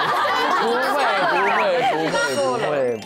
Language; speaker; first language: Chinese; non-native, fluent; French